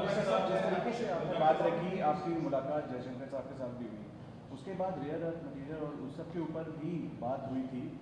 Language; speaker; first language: Urdu; native; Urdu